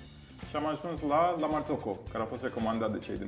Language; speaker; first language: Romanian; non-native, fluent; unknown